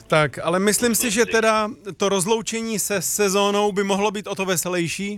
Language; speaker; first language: Czech; native; Czech